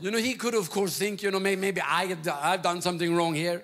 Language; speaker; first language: English; non-native, fluent; Norwegian